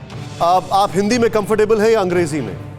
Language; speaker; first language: Hindi; native; Hindi